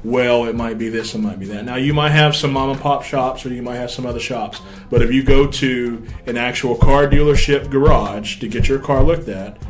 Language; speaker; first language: English; native; English